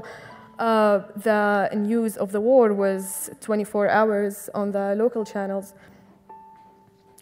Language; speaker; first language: English; non-native, fluent; Arabic